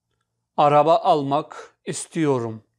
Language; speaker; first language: Turkish; non-native, fluent; Urdu